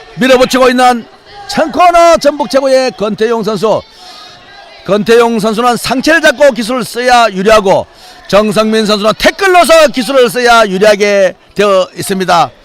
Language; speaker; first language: Korean; native; Korean